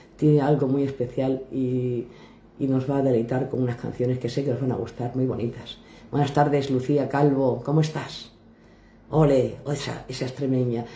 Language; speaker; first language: Spanish; native; Spanish